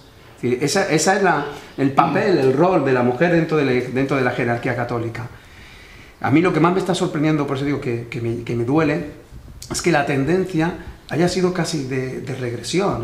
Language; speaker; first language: Spanish; native; Spanish